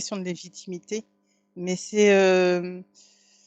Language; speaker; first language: French; native; French